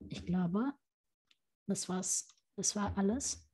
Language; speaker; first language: German; non-native, fluent; Indonesian